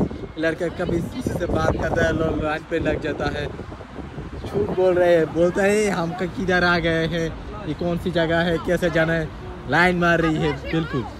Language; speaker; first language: Hindi; non-native, learner; Bangla